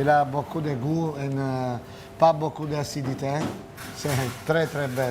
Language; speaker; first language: French; non-native, fluent; Italian